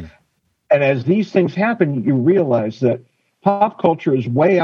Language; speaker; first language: English; native; English